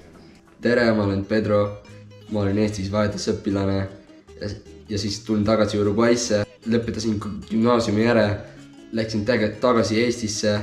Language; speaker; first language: Estonian; non-native, fluent; Spanish